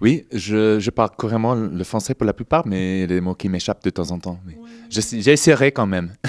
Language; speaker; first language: French; non-native, fluent; English